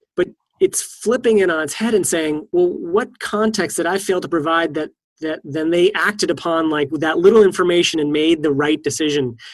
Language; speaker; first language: English; native; English